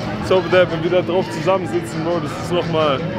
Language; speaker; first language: German; native; German